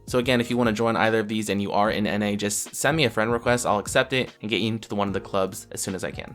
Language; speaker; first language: English; native; English